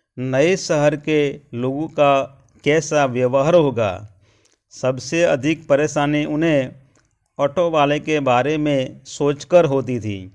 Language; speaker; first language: Hindi; non-native, local second language; Gujarati